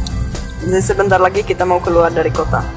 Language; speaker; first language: Indonesian; non-native, fluent; Czech